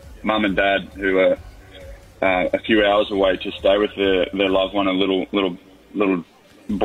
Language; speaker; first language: English; native; English